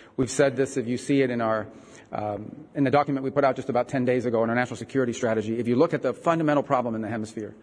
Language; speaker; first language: English; early bilingual, other home language; Spanish